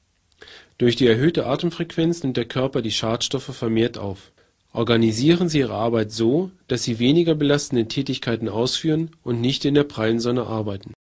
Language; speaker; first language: German; native; German